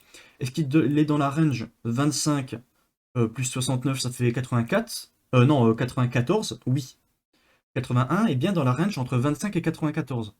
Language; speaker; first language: French; native; French